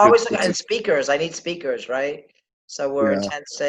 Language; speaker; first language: English; native; English